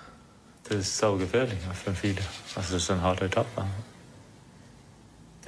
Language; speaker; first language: German; non-native, fluent; Danish